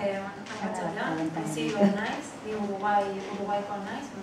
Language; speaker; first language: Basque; non-native, learner; Spanish